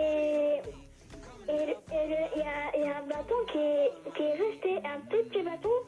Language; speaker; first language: French; early bilingual, other home language; Turkish